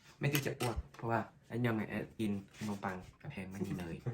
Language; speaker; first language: Thai; early bilingual, heritage; Swedish